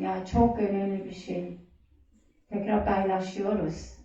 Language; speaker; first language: Turkish; non-native, learner; German